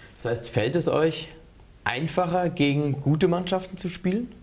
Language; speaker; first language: German; native; German